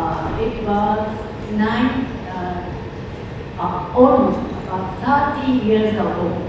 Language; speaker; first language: English; non-native, learner; Japanese